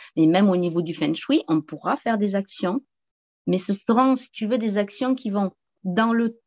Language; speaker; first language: French; native; French